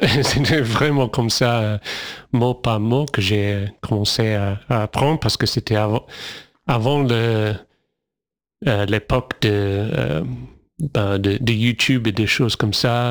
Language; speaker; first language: French; non-native, fluent; English